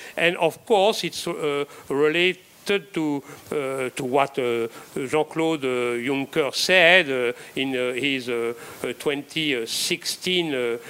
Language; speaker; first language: English; non-native, fluent; French